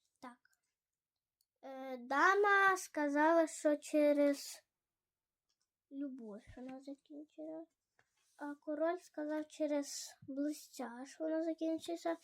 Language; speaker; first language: Ukrainian; non-native, local second language; Russian